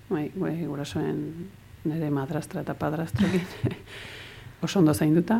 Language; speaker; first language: Basque; early bilingual, heritage; Spanish